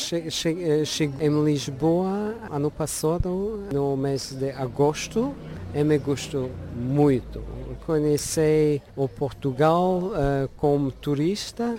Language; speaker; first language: Portuguese; non-native, learner; Luxembourgish